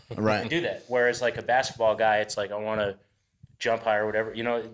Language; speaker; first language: English; native; English